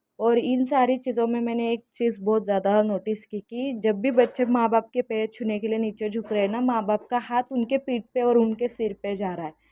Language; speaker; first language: Hindi; non-native, local second language; Marathi